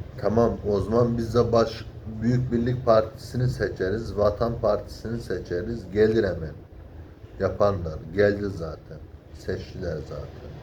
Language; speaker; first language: Turkish; early bilingual, heritage; Turkish